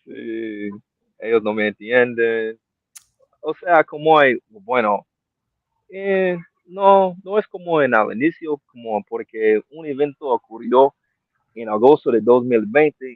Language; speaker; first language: Spanish; non-native, fluent; English